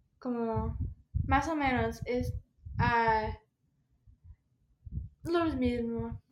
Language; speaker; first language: Spanish; early bilingual, heritage; Spanish